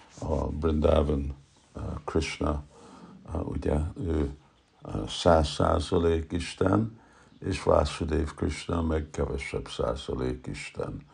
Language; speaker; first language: Hungarian; early bilingual, heritage; Hungarian